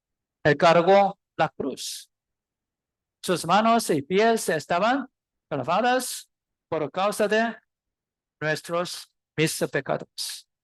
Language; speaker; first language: Spanish; non-native, learner; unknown